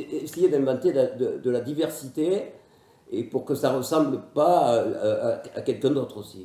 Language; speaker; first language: French; native; French